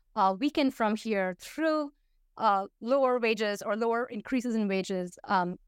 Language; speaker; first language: English; non-native, fluent; Hindi